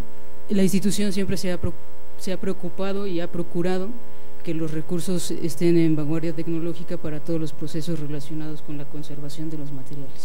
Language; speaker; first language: Spanish; native; Spanish